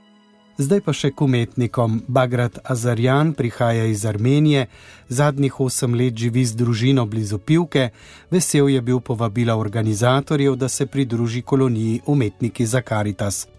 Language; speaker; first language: Slovenian; native; Slovenian